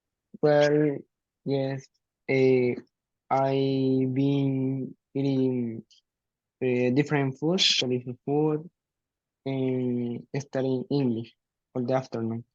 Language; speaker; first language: English; non-native, learner; Spanish